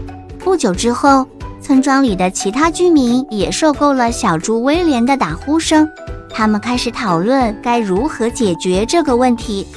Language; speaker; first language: Chinese; native; Chinese